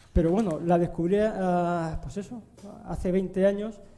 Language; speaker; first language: Spanish; native; Spanish